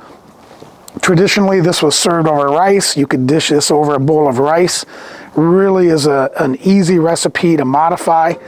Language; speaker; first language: English; native; English